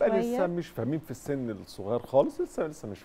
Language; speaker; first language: Arabic; native; Arabic